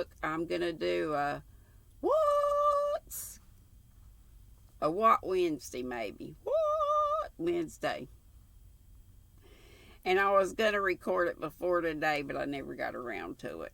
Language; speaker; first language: English; native; English